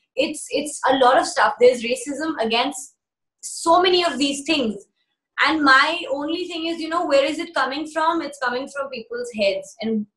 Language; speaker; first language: English; early bilingual, other home language; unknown